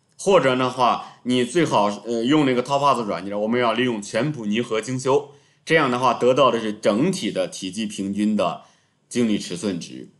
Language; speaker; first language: Chinese; native; Chinese